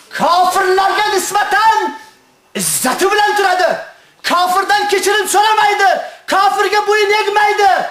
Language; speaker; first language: Uzbek; native; Uzbek